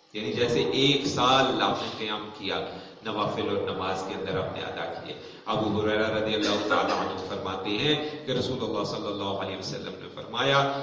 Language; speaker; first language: Urdu; non-native, local second language; Punjabi